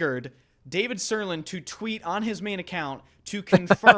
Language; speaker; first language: English; native; English